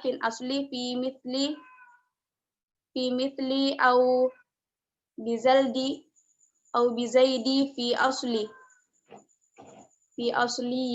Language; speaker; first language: Arabic; non-native, learner; Indonesian